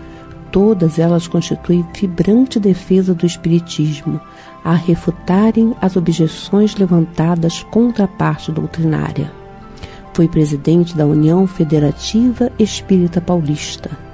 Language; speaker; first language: Portuguese; native; Portuguese